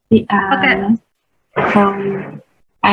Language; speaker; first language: English; non-native, learner; Vietnamese